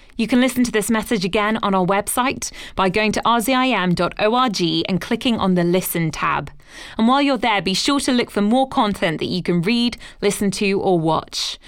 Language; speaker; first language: English; native; English